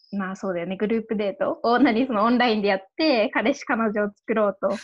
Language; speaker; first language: Japanese; native; Japanese